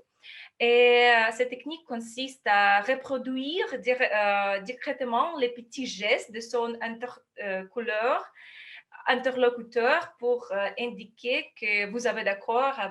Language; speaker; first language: French; non-native, fluent; Russian